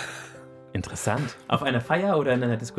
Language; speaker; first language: German; native; German